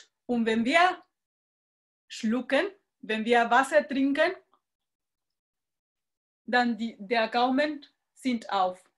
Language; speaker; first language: German; non-native, fluent; Spanish